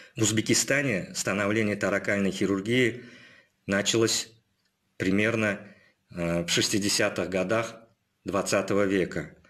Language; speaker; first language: Russian; non-native, local second language; Uzbek